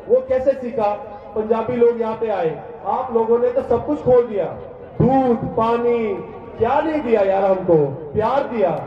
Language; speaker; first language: Hindi; non-native, local second language; Punjabi